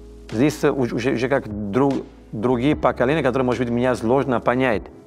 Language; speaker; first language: Russian; non-native, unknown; Italian